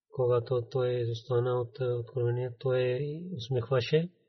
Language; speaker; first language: Bulgarian; non-native, learner; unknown